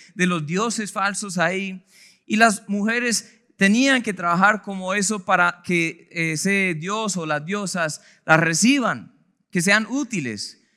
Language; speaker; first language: Spanish; non-native, fluent; English